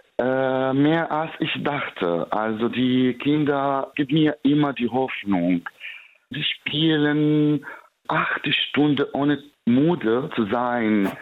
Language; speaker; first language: German; non-native, fluent; Arabic